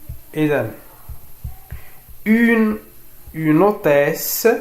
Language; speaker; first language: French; non-native, fluent; Arabic